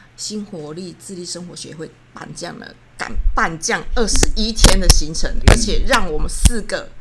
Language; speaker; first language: Chinese; native; Chinese